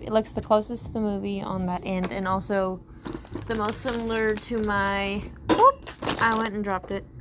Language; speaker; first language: English; native; English